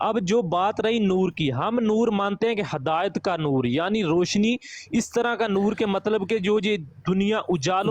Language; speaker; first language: Hindi; non-native, local second language; Punjabi